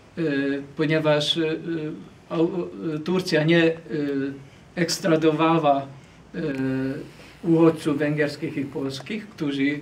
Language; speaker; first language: Polish; non-native, fluent; Hungarian